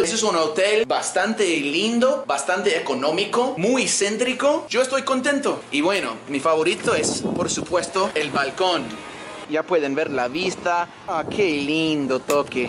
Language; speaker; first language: Spanish; non-native, fluent; English